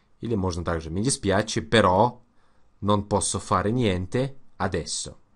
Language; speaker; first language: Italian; non-native, learner; Russian